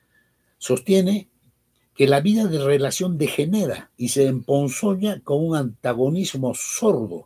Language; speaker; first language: Spanish; native; Spanish